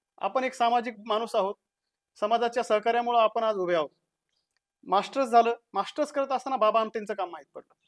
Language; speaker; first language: Marathi; native; Marathi